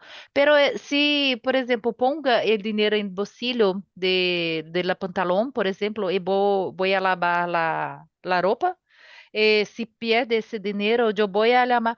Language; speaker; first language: Spanish; non-native, learner; Portuguese